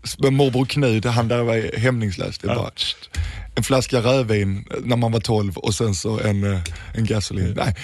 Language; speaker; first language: Swedish; early bilingual, other home language; Danish